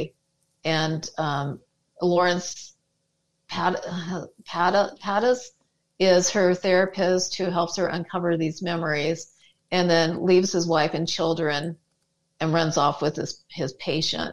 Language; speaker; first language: English; native; English